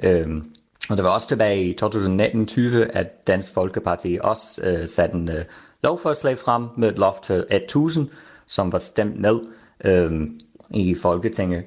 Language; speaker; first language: Danish; non-native, fluent; English